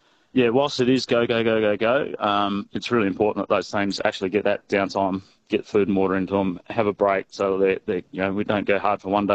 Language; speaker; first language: English; native; English